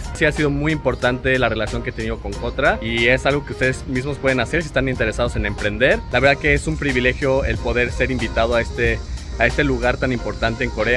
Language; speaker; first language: Spanish; native; Spanish